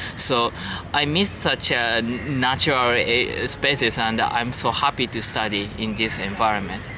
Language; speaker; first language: English; non-native, learner; Japanese